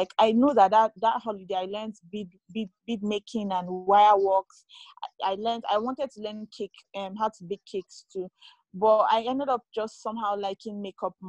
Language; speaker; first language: English; non-native, local second language; Yoruba